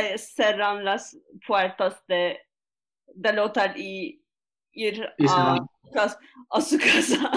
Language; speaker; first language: Spanish; non-native, learner; Turkish